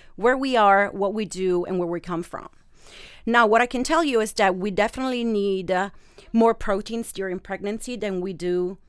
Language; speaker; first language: English; non-native, fluent; Italian